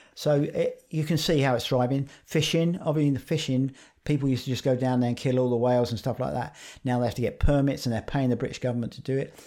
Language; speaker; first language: English; native; English